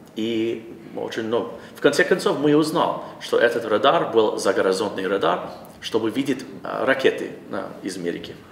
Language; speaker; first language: Russian; non-native, learner; English